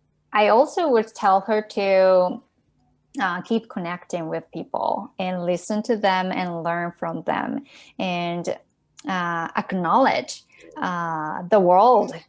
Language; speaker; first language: English; non-native, fluent; Japanese